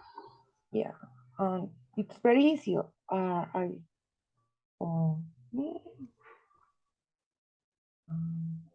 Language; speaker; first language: English; non-native, learner; Spanish